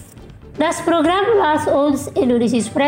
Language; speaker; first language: German; non-native, learner; Indonesian